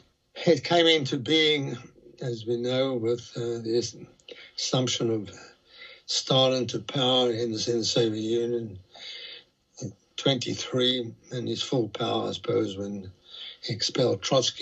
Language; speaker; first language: English; native; English